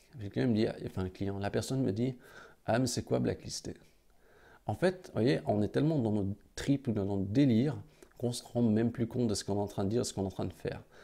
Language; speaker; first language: French; native; French